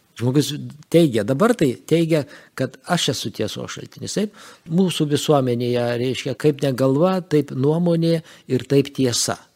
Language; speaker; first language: Lithuanian; native; Lithuanian